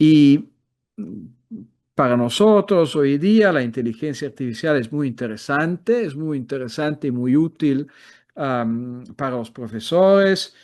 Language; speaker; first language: Spanish; non-native, fluent; Italian